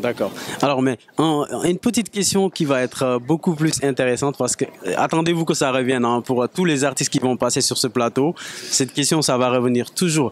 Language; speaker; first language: French; non-native, local second language; Wolof